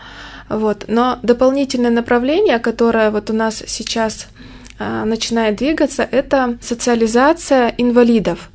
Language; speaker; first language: Russian; native; Russian